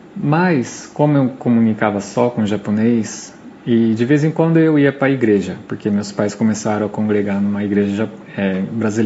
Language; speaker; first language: Portuguese; early bilingual, heritage; Portuguese